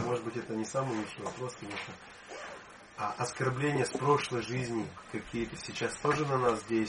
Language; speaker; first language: Russian; native; Russian